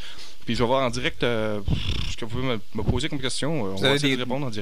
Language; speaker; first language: French; native; French